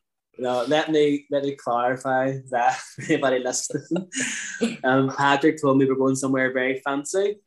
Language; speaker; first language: English; native; English